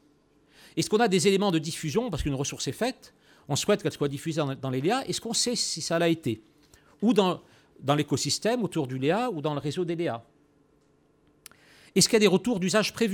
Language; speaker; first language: French; native; French